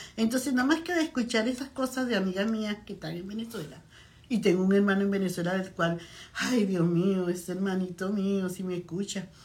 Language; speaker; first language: Spanish; native; Spanish